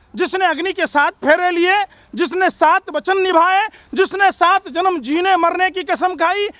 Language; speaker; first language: Hindi; native; Hindi